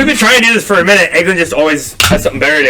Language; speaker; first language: English; native; English